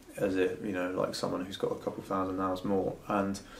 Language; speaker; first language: English; native; English